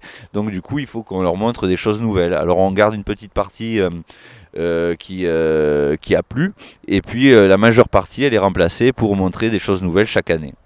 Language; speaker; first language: French; native; French